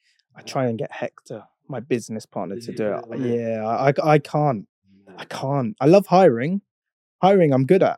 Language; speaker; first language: English; native; English